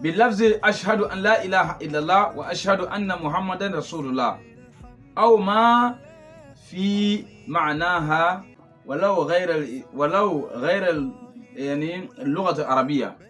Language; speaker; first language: Arabic; non-native, fluent; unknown